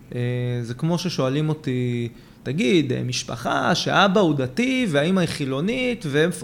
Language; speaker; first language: Hebrew; native; Hebrew